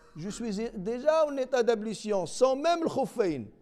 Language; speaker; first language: French; non-native, local second language; Arabic